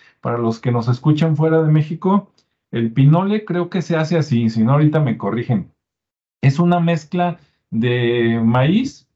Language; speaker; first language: Spanish; native; Spanish